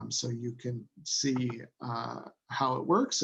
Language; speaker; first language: English; non-native, fluent; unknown